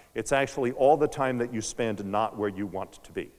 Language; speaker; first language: English; native; English